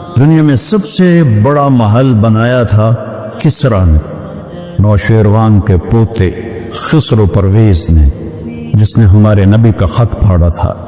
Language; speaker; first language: Urdu; non-native, local second language; Punjabi